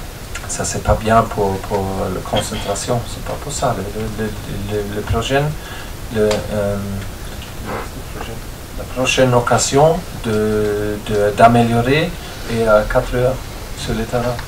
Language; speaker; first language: French; non-native, fluent; German